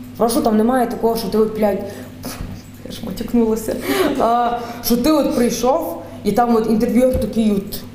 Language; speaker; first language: Ukrainian; native; Ukrainian